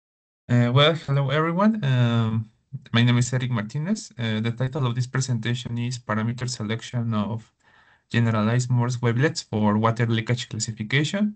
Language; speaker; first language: English; non-native, fluent; Spanish